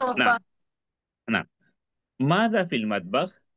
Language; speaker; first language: Arabic; non-native, fluent; Urdu